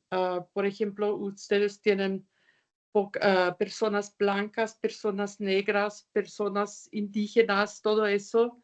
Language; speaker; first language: Spanish; non-native, fluent; German